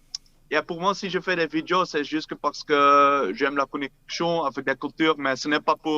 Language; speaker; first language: French; non-native, fluent; Dutch